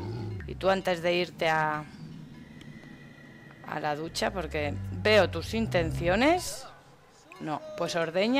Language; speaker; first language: Spanish; native; Spanish